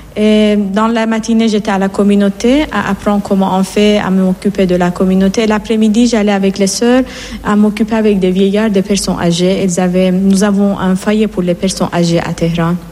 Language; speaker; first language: French; non-native, fluent; Persian